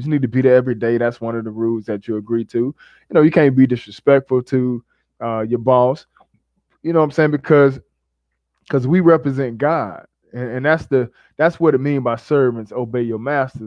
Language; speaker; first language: English; native; English